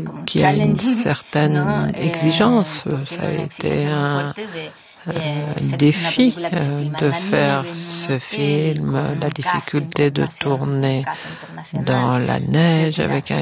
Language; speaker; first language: French; non-native, fluent; Spanish